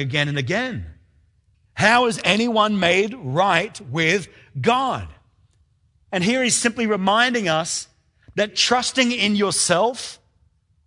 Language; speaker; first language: English; native; English